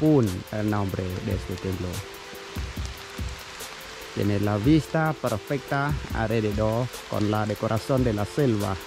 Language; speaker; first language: Spanish; non-native, learner; Khmer